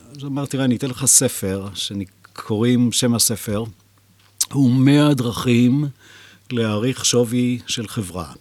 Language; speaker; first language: Hebrew; native; Hebrew